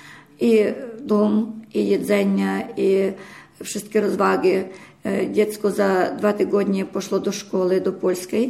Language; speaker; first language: Polish; non-native, learner; Ukrainian